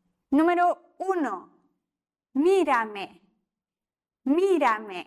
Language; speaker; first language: Spanish; non-native, fluent; German